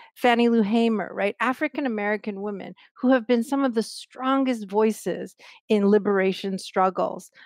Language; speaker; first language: English; native; English